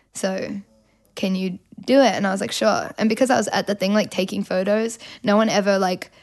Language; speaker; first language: English; native; English